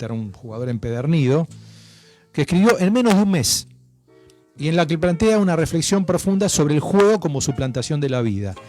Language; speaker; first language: Spanish; native; Spanish